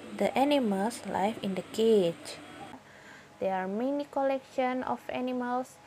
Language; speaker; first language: English; non-native, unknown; Indonesian